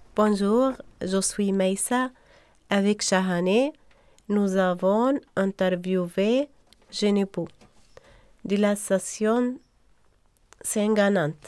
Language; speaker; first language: French; non-native, learner; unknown